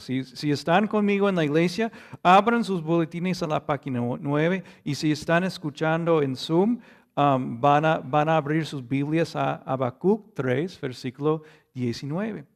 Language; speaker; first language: Spanish; non-native, fluent; English